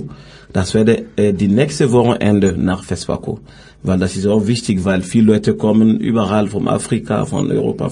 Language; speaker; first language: German; non-native, learner; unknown